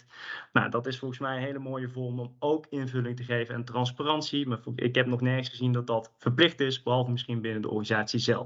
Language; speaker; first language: Dutch; native; Dutch